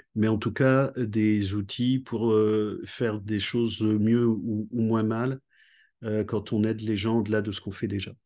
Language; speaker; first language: French; native; French